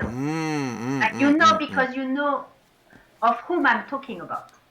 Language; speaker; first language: English; non-native, fluent; French